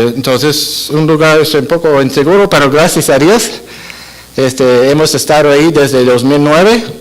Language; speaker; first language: Spanish; non-native, fluent; English